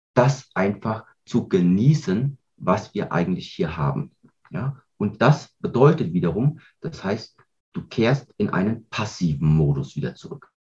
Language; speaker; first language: German; native; German